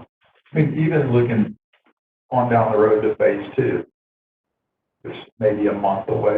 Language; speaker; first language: English; native; English